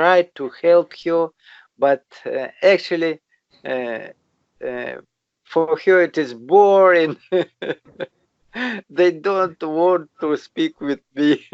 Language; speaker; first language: English; non-native, learner; Russian